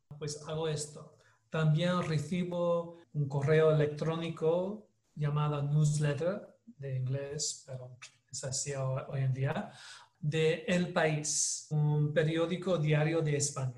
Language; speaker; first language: Spanish; non-native, learner; English